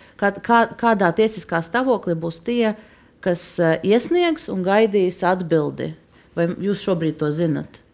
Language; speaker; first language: Latvian; native; Latvian